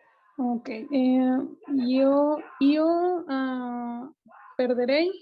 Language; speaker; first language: Italian; non-native, learner; Spanish